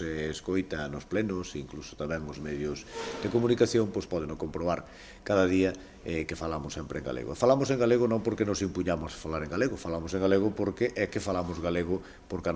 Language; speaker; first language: Galician; native; Galician